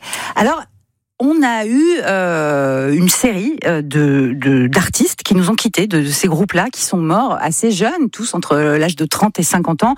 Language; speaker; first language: French; native; French